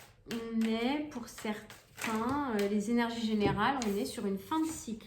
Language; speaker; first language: French; native; French